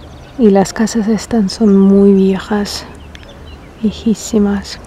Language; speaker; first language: Spanish; non-native, fluent; Russian